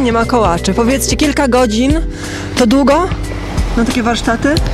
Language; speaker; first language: Polish; native; Polish